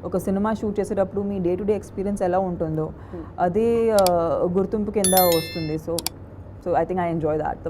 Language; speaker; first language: Telugu; non-native, fluent; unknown